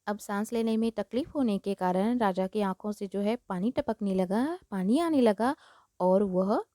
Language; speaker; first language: Hindi; non-native, local second language; Marathi